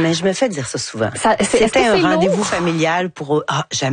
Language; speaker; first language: French; native; French